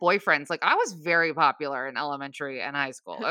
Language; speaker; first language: English; native; English